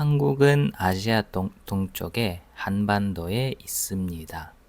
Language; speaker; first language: Korean; non-native, fluent; Russian